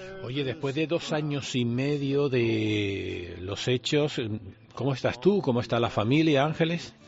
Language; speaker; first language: Spanish; native; Spanish